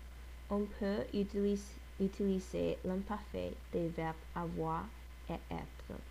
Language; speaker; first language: French; non-native, learner; English